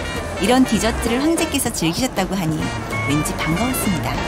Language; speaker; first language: Korean; native; Korean